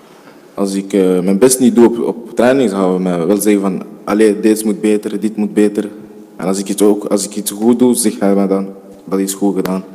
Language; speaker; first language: Dutch; early bilingual, other home language; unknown